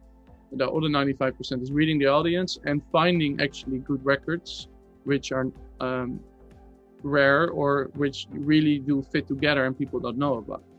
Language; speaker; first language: English; non-native, fluent; Dutch